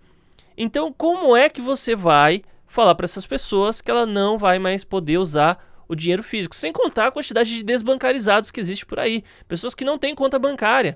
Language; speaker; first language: Portuguese; native; Portuguese